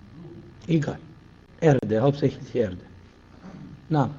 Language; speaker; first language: German; non-native, fluent; Arabic